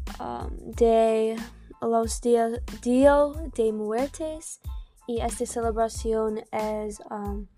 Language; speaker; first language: Spanish; non-native, learner; English